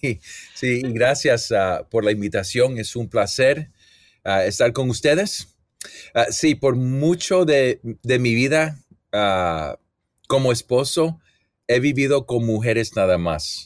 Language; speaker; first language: Spanish; early bilingual, heritage; Spanish